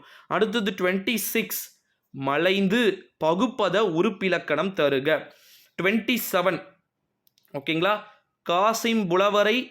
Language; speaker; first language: Tamil; native; Tamil